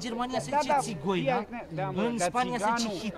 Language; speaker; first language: Romanian; non-native, local second language; Romany